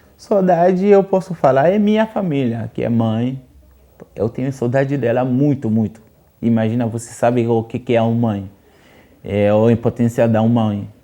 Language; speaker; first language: Portuguese; non-native, learner; Haitian Creole